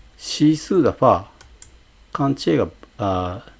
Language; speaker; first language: Chinese; non-native, fluent; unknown